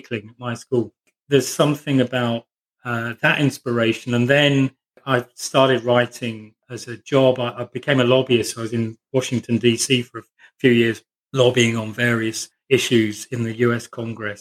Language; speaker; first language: English; native; English